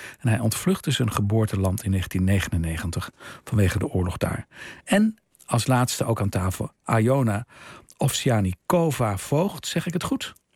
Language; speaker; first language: Dutch; native; Dutch